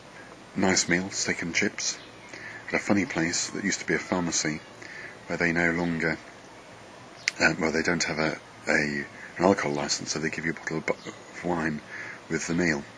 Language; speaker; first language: English; native; English